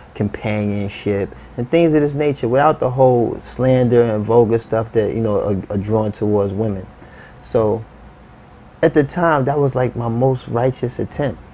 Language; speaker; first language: English; native; English